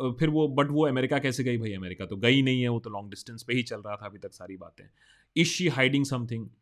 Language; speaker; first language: Hindi; non-native, local second language; Bangla